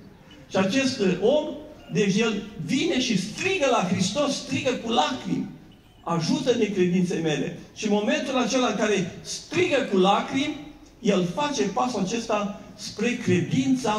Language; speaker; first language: Romanian; native; Romanian